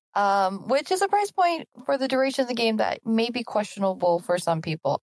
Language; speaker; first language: English; native; English